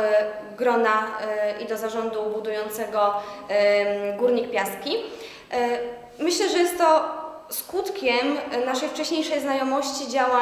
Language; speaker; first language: Polish; native; Polish